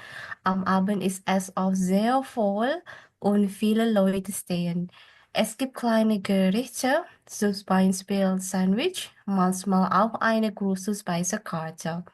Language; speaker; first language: German; non-native, learner; Indonesian